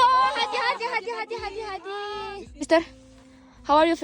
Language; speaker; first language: English; non-native, learner; Uzbek